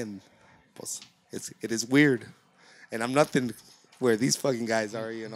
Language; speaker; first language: English; early bilingual, other home language; Spanish